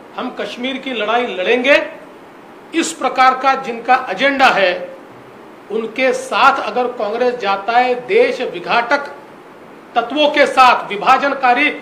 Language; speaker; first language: Hindi; non-native, local second language; Marathi